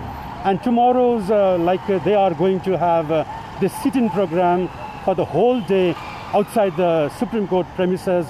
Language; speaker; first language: English; non-native, local second language; Nepali